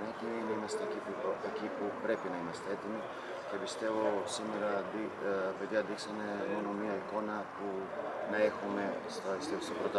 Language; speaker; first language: Greek; non-native, fluent; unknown